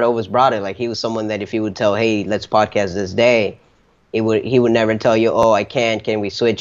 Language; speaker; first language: English; early bilingual, other home language; Spanish